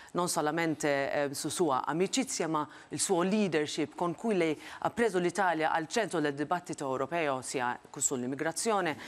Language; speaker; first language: Italian; non-native, fluent; Maltese